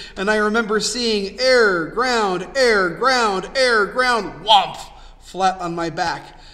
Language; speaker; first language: English; native; English